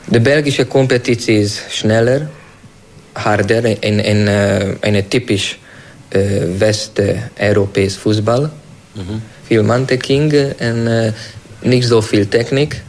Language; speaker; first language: Dutch; non-native, learner; Hungarian